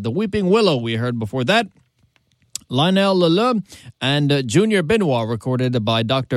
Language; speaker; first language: English; native; English